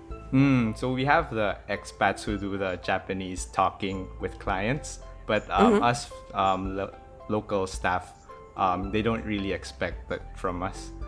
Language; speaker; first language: English; non-native, local second language; Filipino